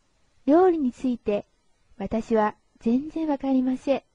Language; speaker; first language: Japanese; non-native, fluent; Chinese